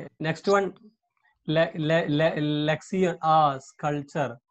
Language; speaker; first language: English; non-native, local second language; Hindi